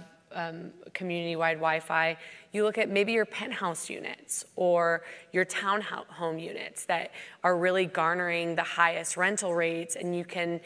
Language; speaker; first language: English; native; English